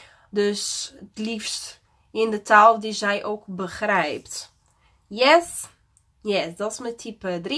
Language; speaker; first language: Dutch; non-native, fluent; Portuguese